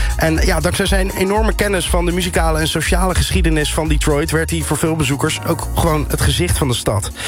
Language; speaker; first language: Dutch; native; Dutch